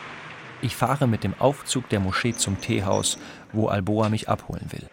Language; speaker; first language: German; non-native, fluent; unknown